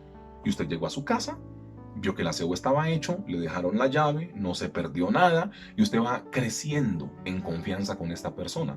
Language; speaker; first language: Spanish; native; Spanish